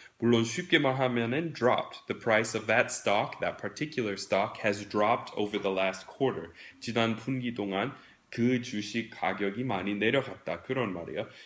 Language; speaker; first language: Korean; non-native, fluent; English